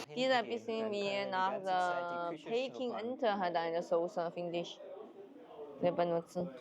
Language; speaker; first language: German; non-native, learner; Chinese